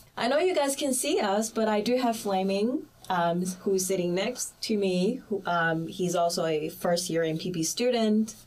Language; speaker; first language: English; early bilingual, other home language; Chinese